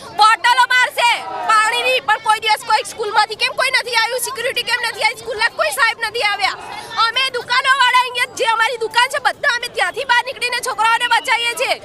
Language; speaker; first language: Gujarati; native; Gujarati